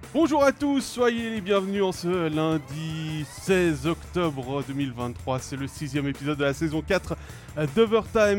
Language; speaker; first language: French; native; French